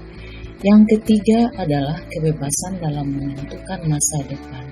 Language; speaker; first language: Indonesian; native; Indonesian